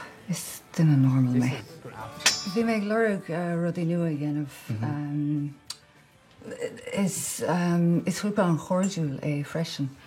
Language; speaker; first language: Irish; non-native, local second language; English